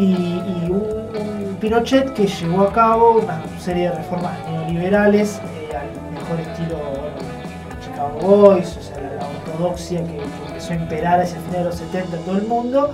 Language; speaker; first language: Spanish; native; Spanish